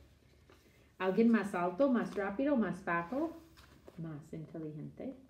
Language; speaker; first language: Spanish; non-native, fluent; English